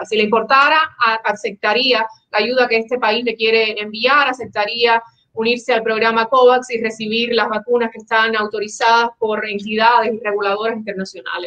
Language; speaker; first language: Spanish; native; Spanish